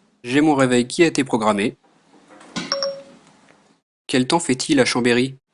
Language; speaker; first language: French; native; French